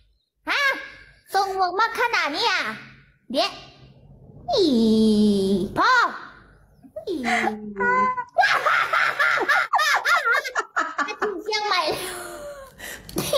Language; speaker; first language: Thai; early bilingual, other home language; Korean